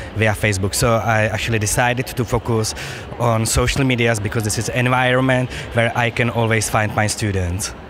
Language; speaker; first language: English; non-native, fluent; Czech